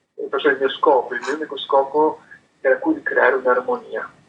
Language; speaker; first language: Italian; native; Italian